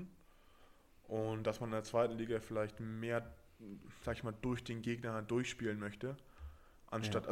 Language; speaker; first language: German; native; German